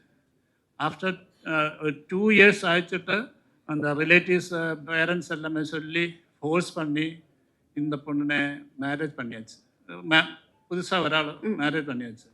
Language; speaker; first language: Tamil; non-native, learner; Malayalam